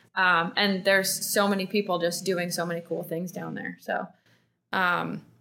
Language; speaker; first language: English; native; English